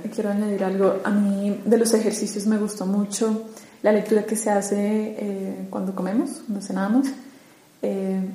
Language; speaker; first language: Spanish; native; Spanish